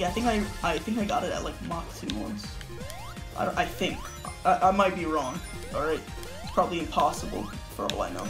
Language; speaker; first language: English; native; English